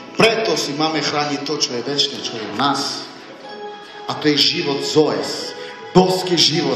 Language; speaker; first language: Slovak; non-native, local second language; Romany